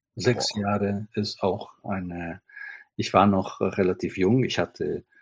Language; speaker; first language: German; non-native, fluent; Italian